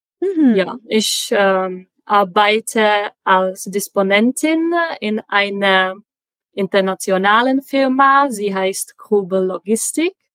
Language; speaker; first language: German; non-native, learner; Czech